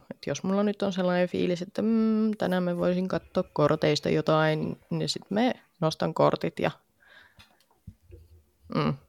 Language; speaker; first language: Finnish; native; Finnish